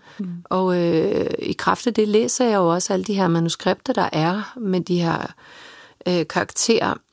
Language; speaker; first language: Danish; early bilingual, other home language; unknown